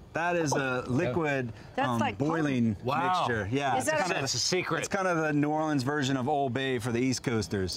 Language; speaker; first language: English; native; English